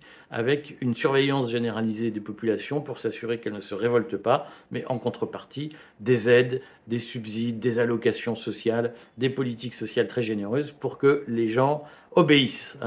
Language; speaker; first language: French; native; French